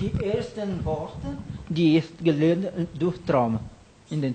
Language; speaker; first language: German; non-native, learner; Portuguese